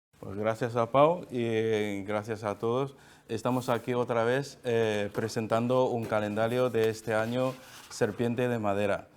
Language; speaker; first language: Spanish; non-native, learner; Chinese